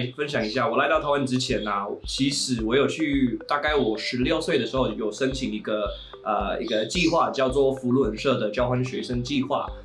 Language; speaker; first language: Chinese; non-native, fluent; English